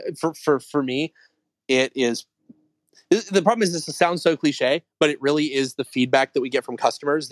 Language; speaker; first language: English; native; English